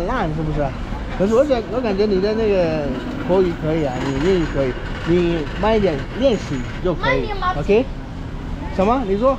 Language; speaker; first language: Chinese; non-native, fluent; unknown